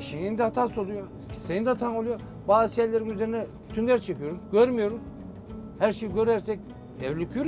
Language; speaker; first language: Turkish; native; Turkish